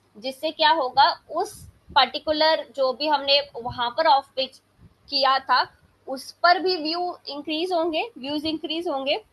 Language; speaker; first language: Hindi; native; Hindi